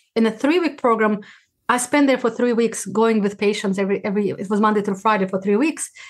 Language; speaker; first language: English; non-native, fluent; Uzbek